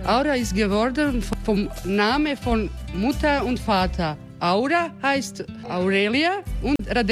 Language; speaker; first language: German; non-native, fluent; Croatian